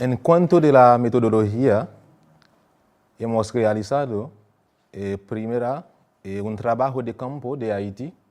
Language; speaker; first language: Spanish; non-native, fluent; Haitian Creole